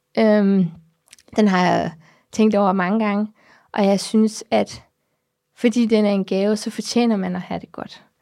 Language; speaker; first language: Danish; early bilingual, heritage; Danish